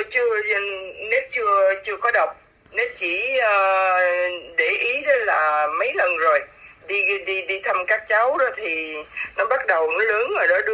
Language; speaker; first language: Vietnamese; native; Vietnamese